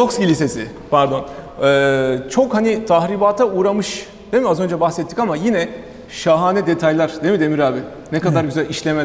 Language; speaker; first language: Turkish; native; Turkish